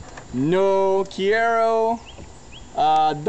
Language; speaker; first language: Spanish; non-native, learner; English